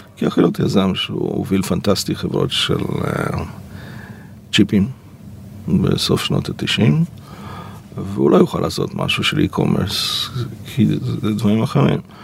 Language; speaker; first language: Hebrew; early bilingual, other home language; Polish